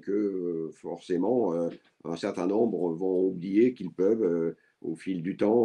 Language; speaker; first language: French; native; French